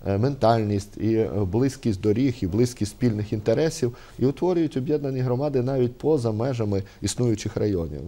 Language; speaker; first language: Ukrainian; native; Ukrainian